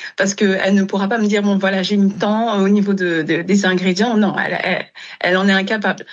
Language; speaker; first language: French; non-native, local second language; Wolof